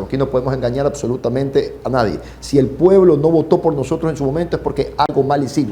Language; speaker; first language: Spanish; native; Spanish